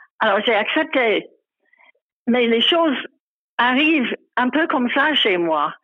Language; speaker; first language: French; non-native, fluent; English